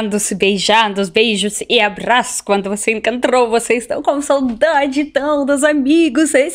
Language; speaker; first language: Portuguese; non-native, learner; Russian